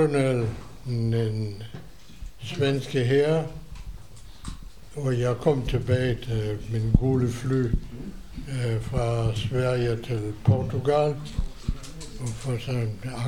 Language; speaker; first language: Danish; non-native, fluent; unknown